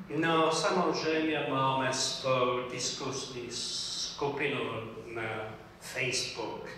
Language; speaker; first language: Czech; non-native, fluent; English